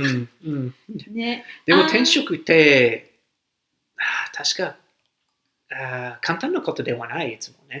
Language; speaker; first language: Japanese; non-native, fluent; English